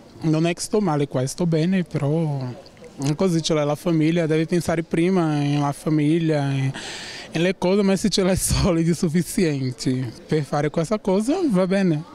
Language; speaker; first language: Italian; non-native, learner; Portuguese